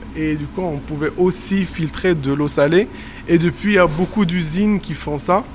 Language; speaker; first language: French; non-native, local second language; Arabic